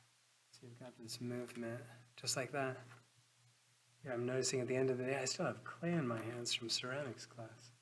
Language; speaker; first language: English; native; English